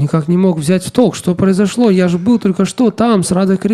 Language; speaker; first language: Russian; native; Russian